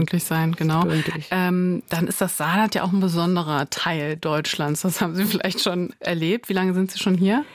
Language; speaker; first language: German; native; German